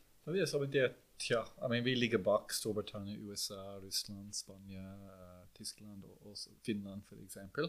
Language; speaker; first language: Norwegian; non-native, fluent; English